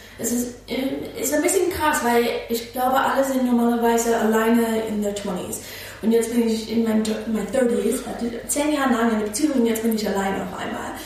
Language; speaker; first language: German; non-native, fluent; English